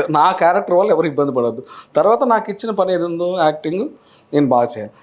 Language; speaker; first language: Telugu; native; Telugu